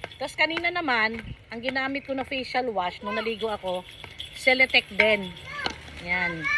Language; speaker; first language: Filipino; native; Filipino